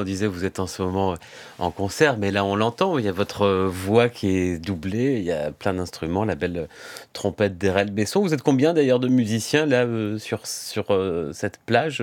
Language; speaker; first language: French; native; French